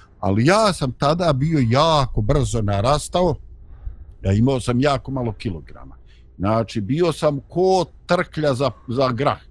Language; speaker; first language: Bosnian; native; Bosnian